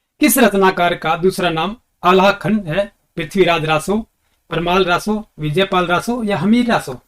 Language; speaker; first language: Hindi; native; Hindi